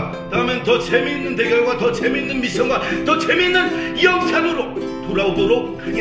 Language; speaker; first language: Korean; native; Korean